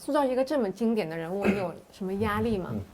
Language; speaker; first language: Chinese; native; Chinese